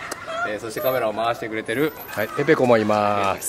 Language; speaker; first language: Japanese; native; Japanese